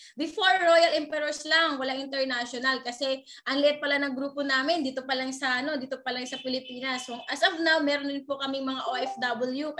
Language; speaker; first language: Filipino; non-native, local second language; Waray